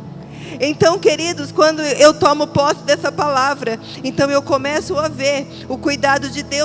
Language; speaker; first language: Portuguese; native; Portuguese